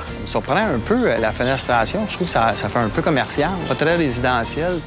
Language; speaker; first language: French; native; French